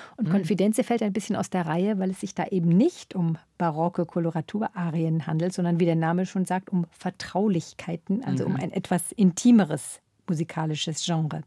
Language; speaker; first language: German; native; German